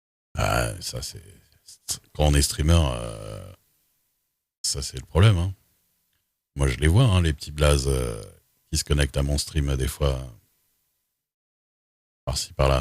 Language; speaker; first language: French; native; French